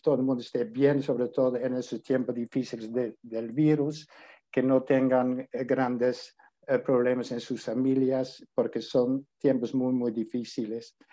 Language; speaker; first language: Spanish; non-native, fluent; Dutch